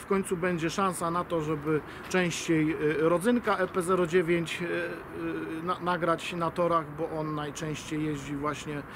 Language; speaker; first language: Polish; native; Polish